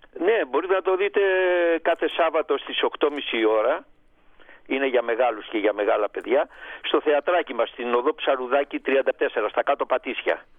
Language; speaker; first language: Greek; native; Greek